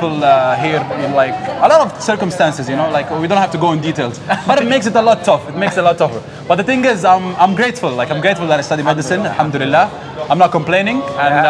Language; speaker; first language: English; non-native, fluent; Arabic